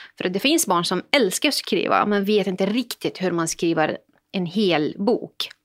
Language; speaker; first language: Swedish; non-native, fluent; Arabic